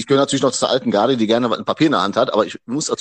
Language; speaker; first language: German; native; German